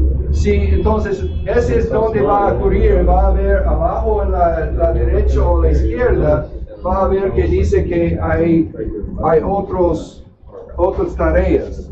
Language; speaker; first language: Spanish; non-native, fluent; English